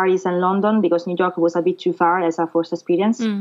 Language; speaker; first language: English; non-native, fluent; Italian